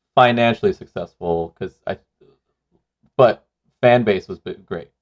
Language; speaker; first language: English; non-native, local second language; Sinhala